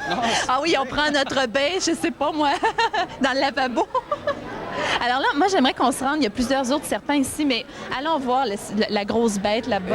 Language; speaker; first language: French; native; French